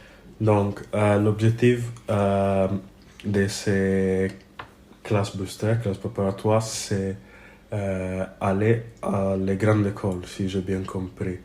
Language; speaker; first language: French; non-native, learner; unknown